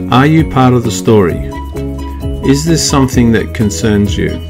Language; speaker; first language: English; native; English